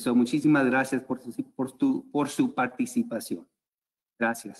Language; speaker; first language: Spanish; early bilingual, heritage; Spanish